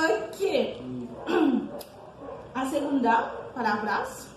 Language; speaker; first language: Portuguese; non-native, learner; Haitian Creole